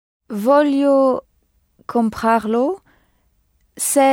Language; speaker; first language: Italian; non-native, learner; French